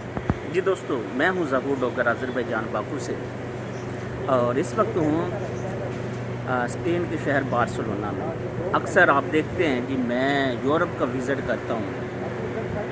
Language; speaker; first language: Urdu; non-native, local second language; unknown